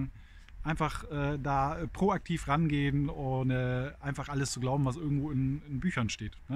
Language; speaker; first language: German; native; German